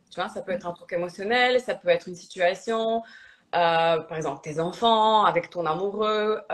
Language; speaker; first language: French; early bilingual, other home language; Polish